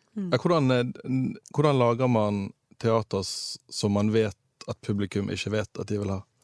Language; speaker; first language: Norwegian; native; Norwegian